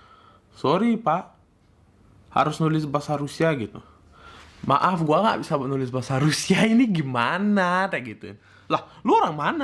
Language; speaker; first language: Indonesian; early bilingual, other home language; Russian